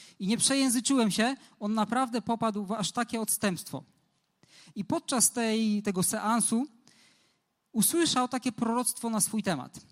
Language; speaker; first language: Polish; native; Polish